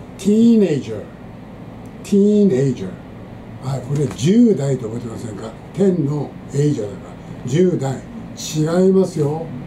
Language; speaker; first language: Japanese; native; Japanese